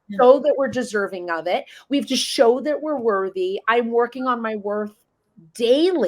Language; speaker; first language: English; native; English